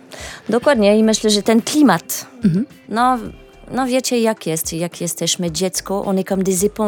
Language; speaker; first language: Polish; non-native, learner; French